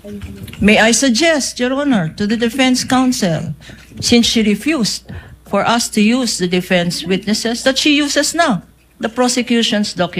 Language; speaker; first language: English; non-native, local second language; Filipino